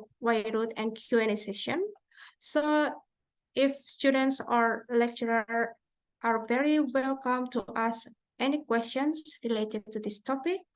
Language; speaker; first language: English; non-native, fluent; Indonesian